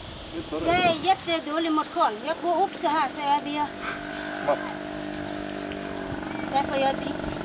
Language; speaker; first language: Swedish; non-native, learner; Thai